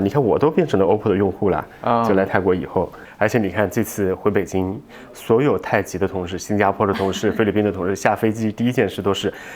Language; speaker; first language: Chinese; native; Chinese